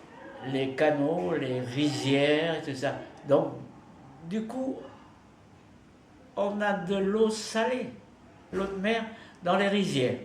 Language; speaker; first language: French; non-native, fluent; Vietnamese